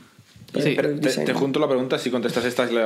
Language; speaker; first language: Spanish; native; Spanish